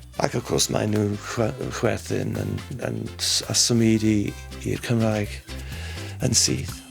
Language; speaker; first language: Welsh; non-native, learner; English